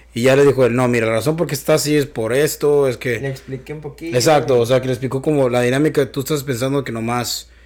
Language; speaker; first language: Spanish; native; Spanish